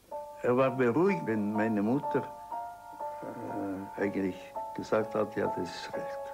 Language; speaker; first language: German; non-native, local second language; Italian